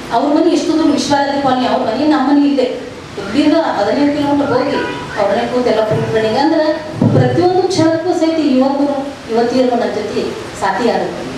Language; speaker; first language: Kannada; native; Kannada